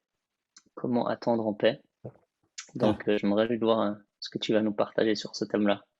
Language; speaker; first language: French; native; French